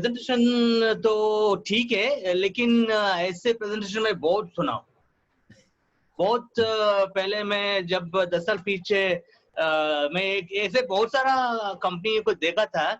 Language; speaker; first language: Hindi; non-native, local second language; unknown